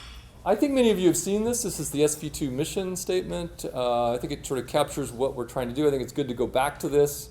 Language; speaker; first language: English; native; English